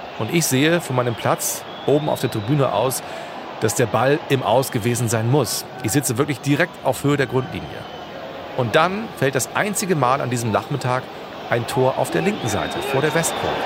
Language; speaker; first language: German; native; German